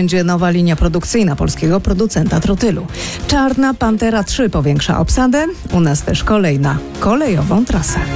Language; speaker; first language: Polish; native; Polish